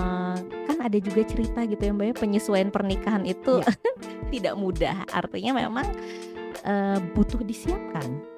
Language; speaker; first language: Indonesian; native; Indonesian